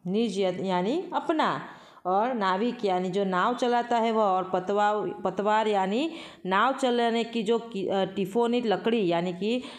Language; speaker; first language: Hindi; non-native, local second language; Gujarati